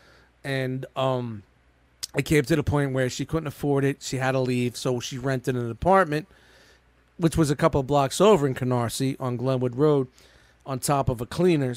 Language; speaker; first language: English; native; English